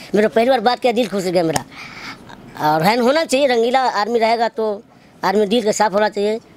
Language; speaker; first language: Hindi; native; Hindi